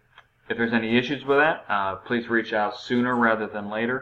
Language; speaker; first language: English; native; English